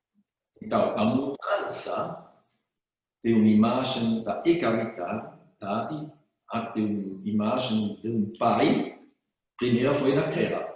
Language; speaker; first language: Portuguese; non-native, fluent; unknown